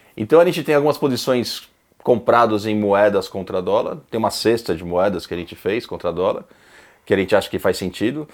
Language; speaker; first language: Portuguese; native; Portuguese